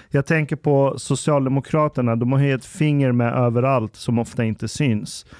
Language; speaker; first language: Swedish; early bilingual, other home language; Persian